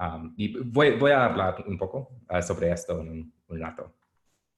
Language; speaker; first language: Spanish; non-native, learner; English